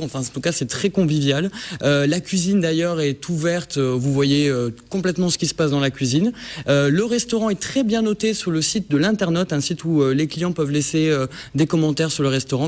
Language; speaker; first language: French; native; French